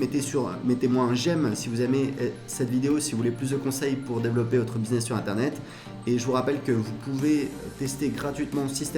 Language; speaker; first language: French; native; French